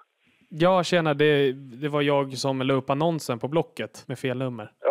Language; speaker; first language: Swedish; native; Swedish